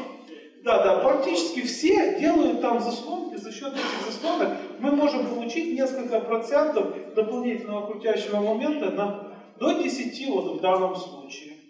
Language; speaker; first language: Russian; native; Russian